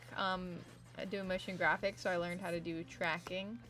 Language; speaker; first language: English; native; English